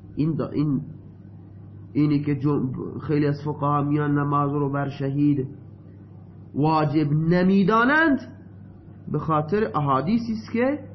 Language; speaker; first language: Persian; non-native, local second language; Baluchi